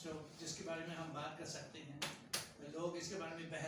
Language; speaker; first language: Hindi; non-native, fluent; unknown